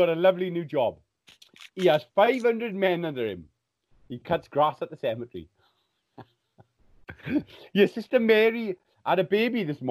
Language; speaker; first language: English; native; English